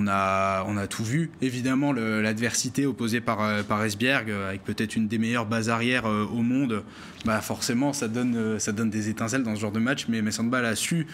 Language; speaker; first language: French; native; French